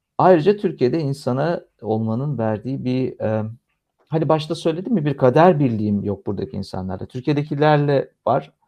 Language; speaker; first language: Turkish; native; Turkish